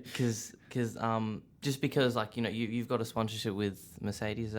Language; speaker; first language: English; native; English